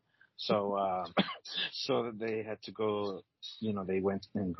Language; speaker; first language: English; native; English